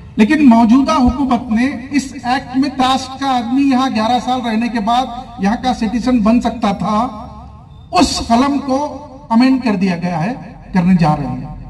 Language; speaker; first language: Urdu; native; Urdu